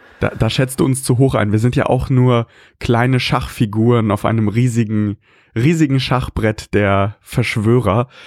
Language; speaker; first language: German; early bilingual, other home language; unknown